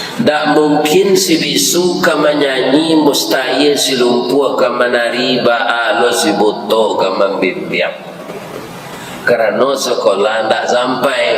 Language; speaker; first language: Malay; non-native, local second language; Minangkabau